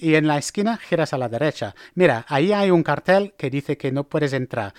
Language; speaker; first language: Spanish; non-native, fluent; English